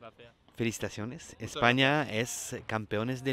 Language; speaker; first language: Spanish; non-native, learner; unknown